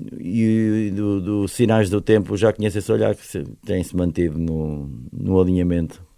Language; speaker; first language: Portuguese; native; Portuguese